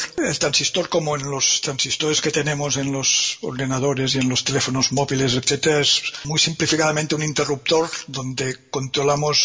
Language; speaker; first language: Spanish; native; Spanish